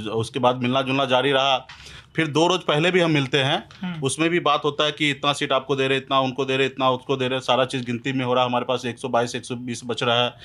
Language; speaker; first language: Hindi; native; Hindi